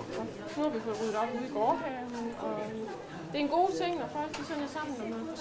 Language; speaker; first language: Danish; native; Danish